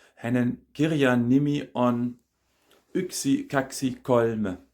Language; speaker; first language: Finnish; non-native, learner; German